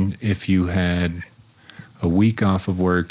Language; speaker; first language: English; native; English